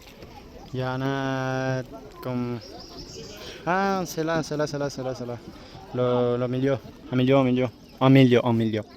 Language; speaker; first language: French; non-native, learner; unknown